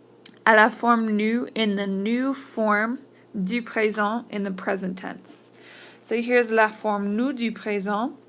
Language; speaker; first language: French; non-native, fluent; English